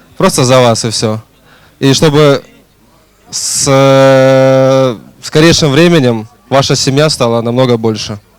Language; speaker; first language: Russian; native; Russian